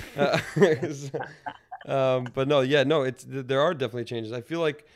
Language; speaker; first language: English; native; English